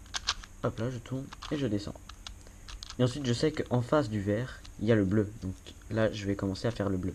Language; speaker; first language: French; native; French